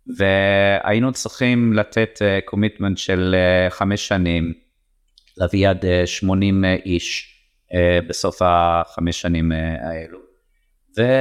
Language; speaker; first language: Hebrew; non-native, fluent; English